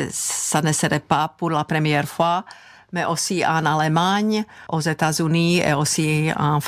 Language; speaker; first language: French; non-native, fluent; Czech